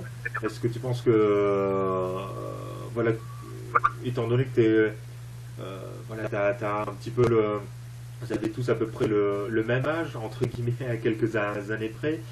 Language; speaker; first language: French; native; French